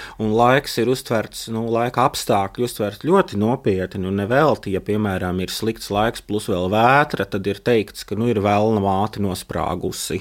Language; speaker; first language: Latvian; native; Latvian